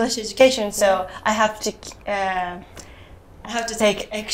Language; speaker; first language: English; non-native, learner; Japanese